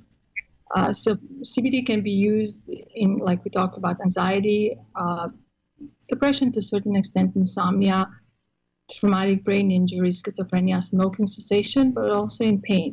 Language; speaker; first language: English; non-native, fluent; Croatian